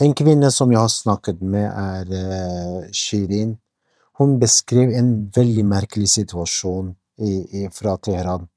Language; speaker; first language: Norwegian; non-native, fluent; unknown